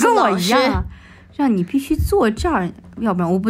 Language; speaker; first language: Chinese; native; Chinese